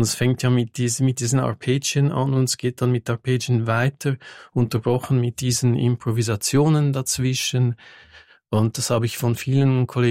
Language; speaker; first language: German; non-native, fluent; French